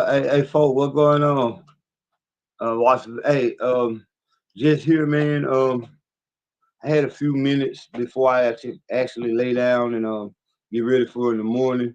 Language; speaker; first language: English; native; English